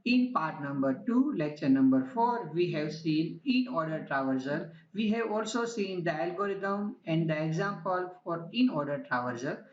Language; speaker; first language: English; non-native, local second language; Gujarati